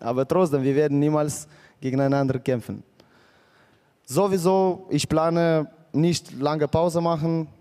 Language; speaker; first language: German; non-native, fluent; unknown